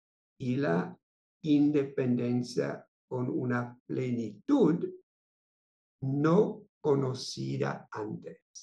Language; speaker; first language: Spanish; non-native, fluent; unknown